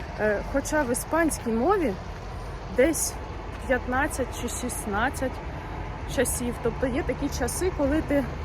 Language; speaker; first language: Ukrainian; native; Ukrainian